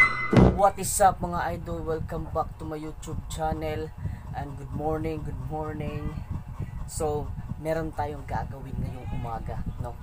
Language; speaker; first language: Filipino; non-native, local second language; Cebuano